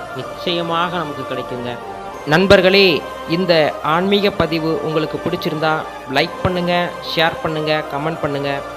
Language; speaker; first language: Tamil; native; Tamil